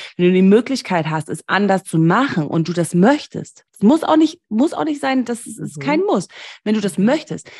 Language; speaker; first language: German; early bilingual, heritage; German